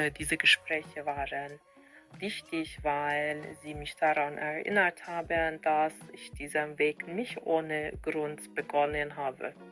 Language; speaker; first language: German; non-native, fluent; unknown